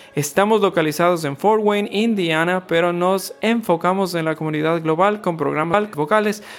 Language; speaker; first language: English; non-native, fluent; Spanish